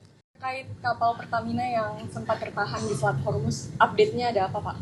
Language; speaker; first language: Indonesian; native; Indonesian